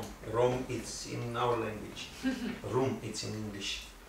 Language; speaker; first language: English; non-native, learner; Romanian